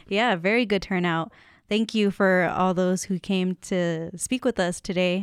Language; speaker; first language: English; early bilingual, other home language; Spanish